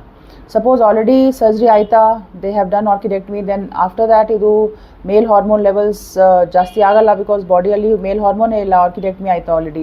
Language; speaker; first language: Kannada; non-native, learner; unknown